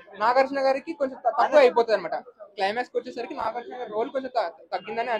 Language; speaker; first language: Telugu; native; Telugu